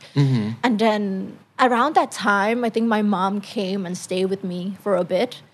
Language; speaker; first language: English; non-native, fluent; Thai